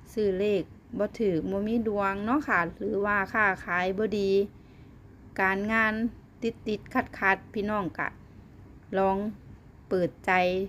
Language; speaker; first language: Thai; non-native, local second language; Northeastern Thai